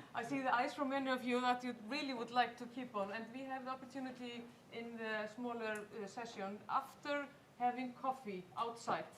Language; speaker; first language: English; non-native, fluent; Icelandic